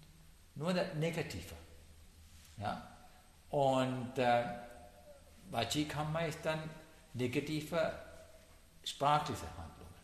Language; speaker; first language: German; non-native, learner; Sinhala